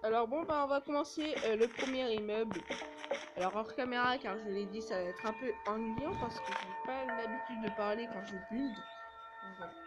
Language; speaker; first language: French; native; French